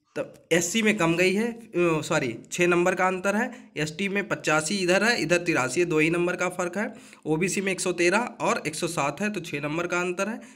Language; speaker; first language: Hindi; native; Hindi